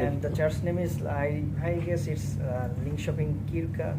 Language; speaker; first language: English; non-native, fluent; Bangla